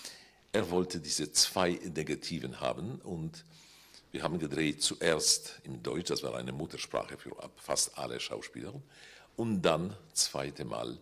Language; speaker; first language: German; non-native, fluent; Polish